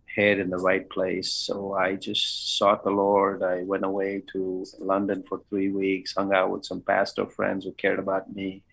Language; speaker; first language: English; non-native, local second language; Kannada